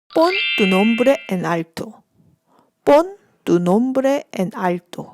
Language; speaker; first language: Spanish; non-native, fluent; Korean